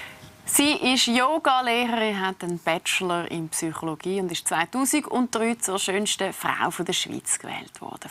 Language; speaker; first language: German; native; German